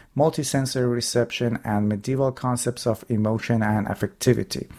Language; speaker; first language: English; non-native, fluent; Persian